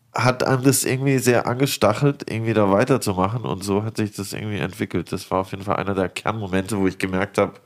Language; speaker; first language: German; native; German